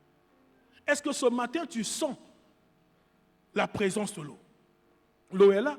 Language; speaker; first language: French; non-native, local second language; Lingala